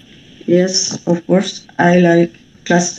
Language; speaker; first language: English; non-native, learner; Bangla